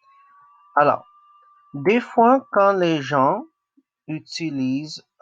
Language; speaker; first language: French; non-native, local second language; English